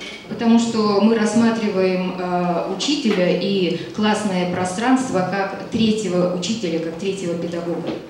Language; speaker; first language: Russian; native; Russian